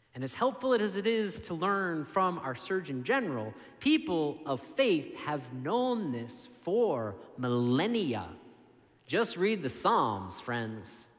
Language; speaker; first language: English; native; English